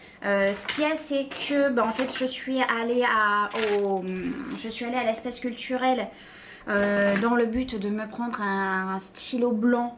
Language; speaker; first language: French; native; French